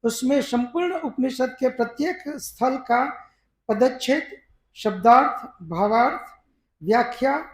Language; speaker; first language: Hindi; non-native, local second language; Gujarati